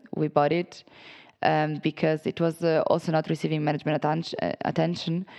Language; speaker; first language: English; non-native, fluent; Italian